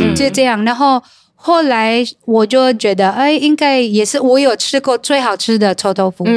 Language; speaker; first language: Chinese; non-native, fluent; Cebuano